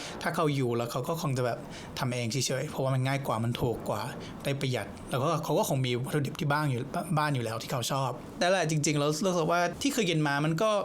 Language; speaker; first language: Thai; non-native, fluent; English